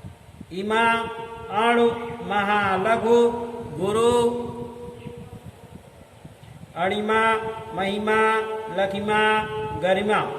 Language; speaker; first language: Hindi; native; Hindi